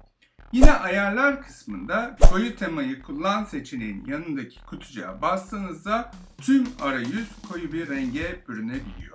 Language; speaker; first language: Turkish; native; Turkish